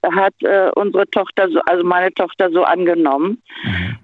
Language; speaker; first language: German; native; German